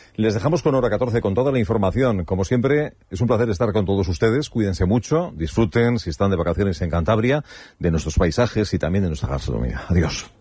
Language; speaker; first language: Spanish; native; Spanish